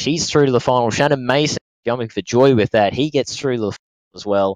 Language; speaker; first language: English; native; English